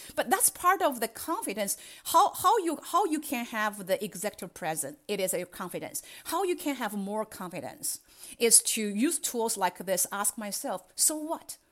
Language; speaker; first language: English; non-native, fluent; Chinese